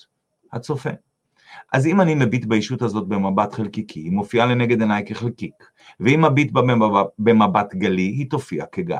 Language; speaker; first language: Hebrew; native; Hebrew